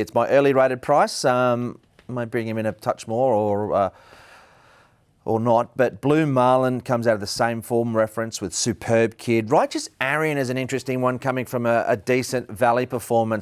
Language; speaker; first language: English; native; English